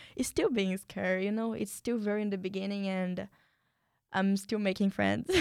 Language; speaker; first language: English; non-native, fluent; Portuguese